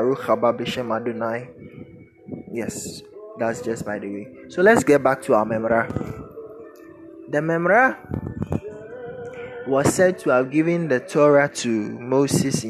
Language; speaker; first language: English; non-native, local second language; Akan